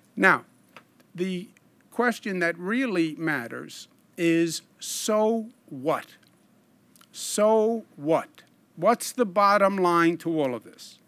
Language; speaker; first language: English; native; English